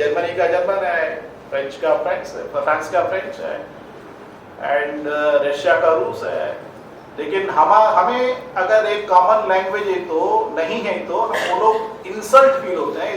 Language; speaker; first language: Hindi; non-native, local second language; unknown